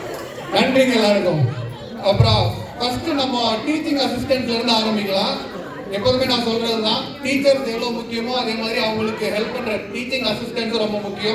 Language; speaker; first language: Tamil; native; Tamil